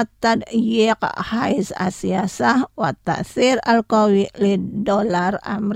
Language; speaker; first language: Arabic; non-native, learner; Indonesian